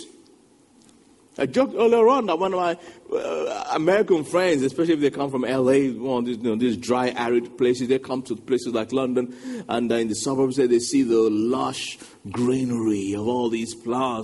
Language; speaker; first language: English; non-native, local second language; Yoruba